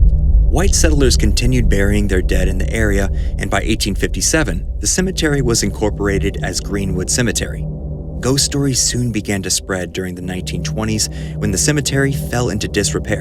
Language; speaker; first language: English; native; English